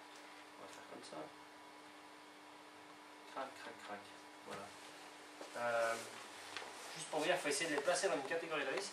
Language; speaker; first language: French; native; French